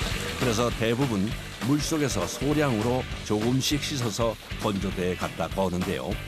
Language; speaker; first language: Korean; native; Korean